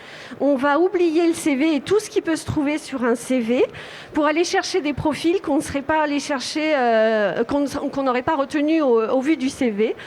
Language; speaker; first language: French; native; French